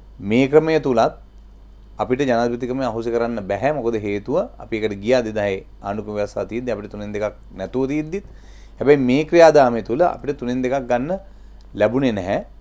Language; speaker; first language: Sinhala; native; Sinhala